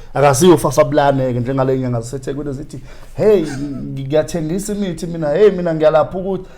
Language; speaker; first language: Zulu; native; Zulu